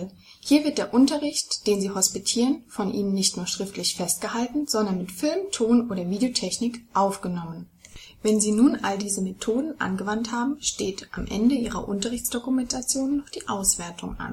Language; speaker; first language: German; native; German